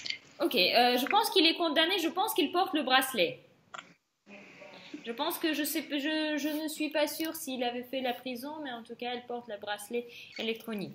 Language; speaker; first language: French; non-native, fluent; Russian